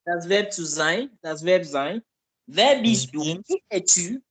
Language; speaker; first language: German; non-native, learner; French